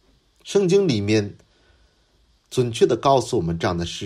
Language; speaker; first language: Chinese; non-native, fluent; Korean